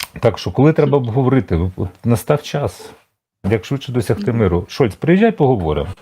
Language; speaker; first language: Ukrainian; native; Ukrainian